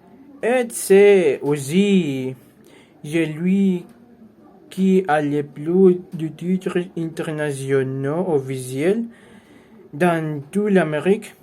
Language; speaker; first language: French; non-native, learner; Spanish